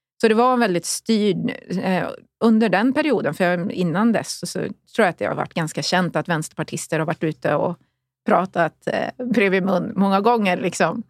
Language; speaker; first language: Swedish; early bilingual, other home language; Spanish